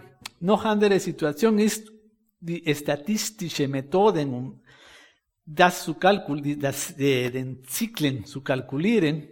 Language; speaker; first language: German; non-native, fluent; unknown